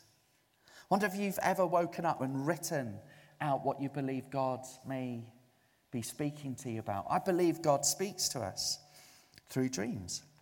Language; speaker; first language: English; native; English